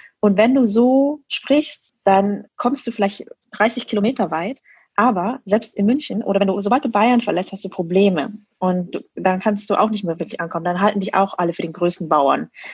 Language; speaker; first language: German; early bilingual, other home language; Vietnamese